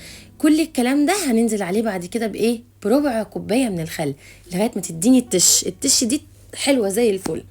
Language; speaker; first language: Arabic; native; Arabic